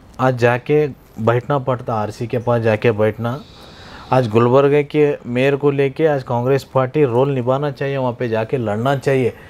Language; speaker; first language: Hindi; non-native, local second language; Urdu